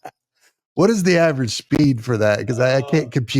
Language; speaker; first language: English; native; English